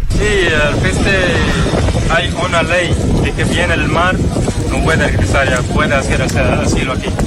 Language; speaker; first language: Spanish; non-native, learner; Arabic